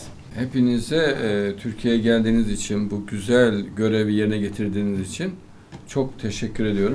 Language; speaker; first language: Turkish; native; Turkish